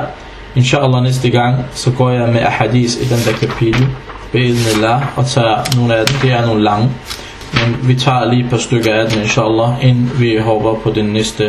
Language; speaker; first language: Danish; non-native, fluent; Arabic